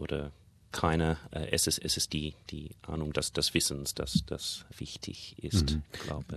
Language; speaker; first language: German; non-native, learner; English